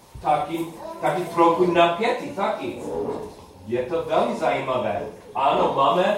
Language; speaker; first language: Czech; non-native, learner; English